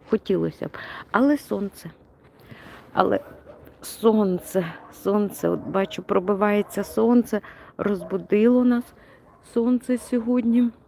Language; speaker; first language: Ukrainian; non-native, local second language; Russian